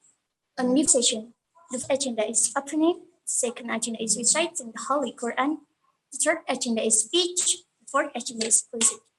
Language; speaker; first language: English; non-native, learner; Indonesian